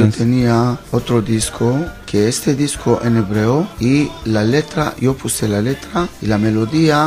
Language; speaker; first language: Spanish; non-native, learner; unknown